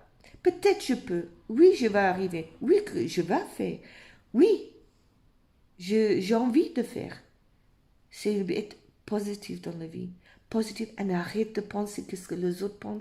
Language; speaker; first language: French; non-native, fluent; English